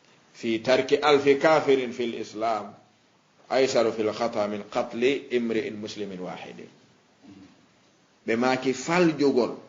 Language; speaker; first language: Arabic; non-native, fluent; Fula